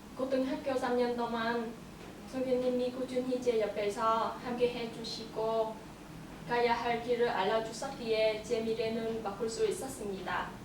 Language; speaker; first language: Korean; non-native, learner; Vietnamese